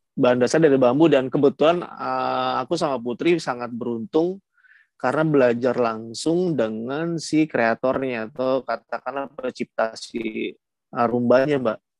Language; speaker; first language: Indonesian; native; Indonesian